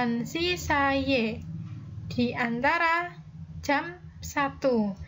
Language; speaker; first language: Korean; non-native, fluent; Indonesian